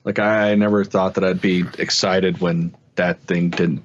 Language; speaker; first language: English; native; English